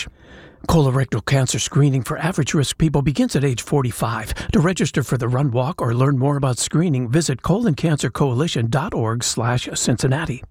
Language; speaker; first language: English; native; English